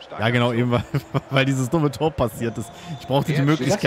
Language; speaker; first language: German; native; German